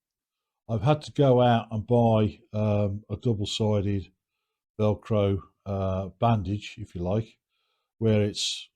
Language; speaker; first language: English; native; English